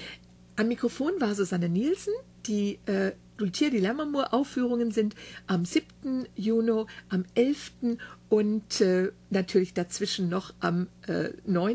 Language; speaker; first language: German; native; German